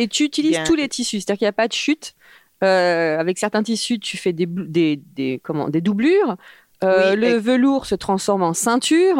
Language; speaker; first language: French; native; French